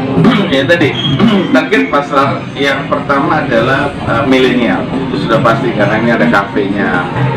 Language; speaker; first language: Indonesian; native; Indonesian